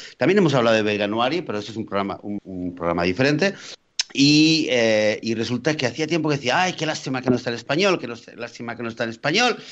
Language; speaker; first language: Spanish; native; Spanish